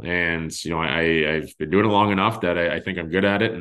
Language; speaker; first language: English; native; English